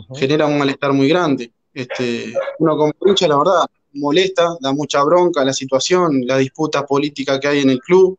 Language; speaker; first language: Spanish; native; Spanish